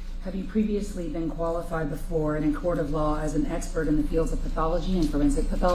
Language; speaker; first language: English; native; English